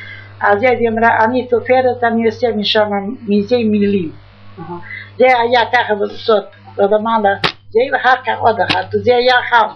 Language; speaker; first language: Hebrew; non-native, fluent; Yiddish